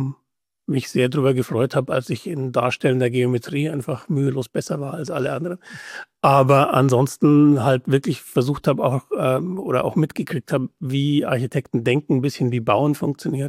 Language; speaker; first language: German; native; German